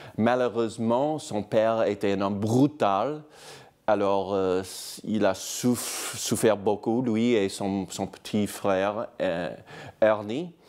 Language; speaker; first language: French; non-native, fluent; English